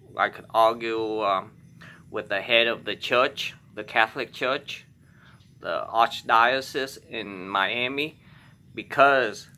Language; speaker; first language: English; non-native, fluent; Vietnamese